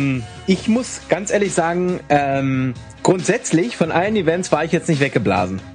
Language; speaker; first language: German; native; German